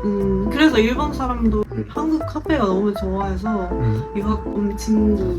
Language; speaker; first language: Korean; non-native, fluent; Japanese